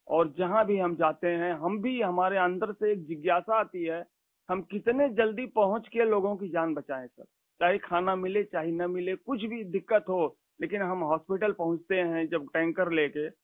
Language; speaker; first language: Hindi; native; Hindi